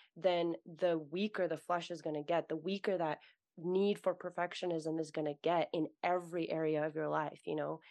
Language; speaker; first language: English; native; English